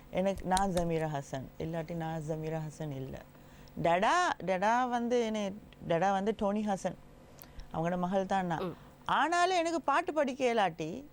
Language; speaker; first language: Tamil; non-native, local second language; Gujarati